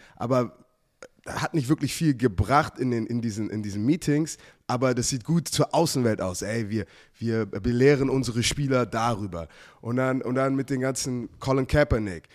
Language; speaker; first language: German; native; German